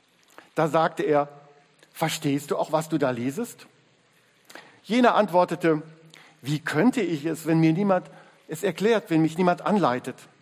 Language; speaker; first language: German; native; German